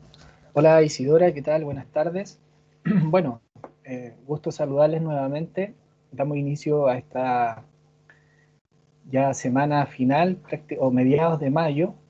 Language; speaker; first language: Spanish; native; Spanish